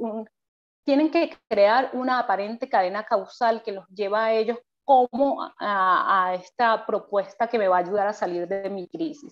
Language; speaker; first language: Spanish; native; Spanish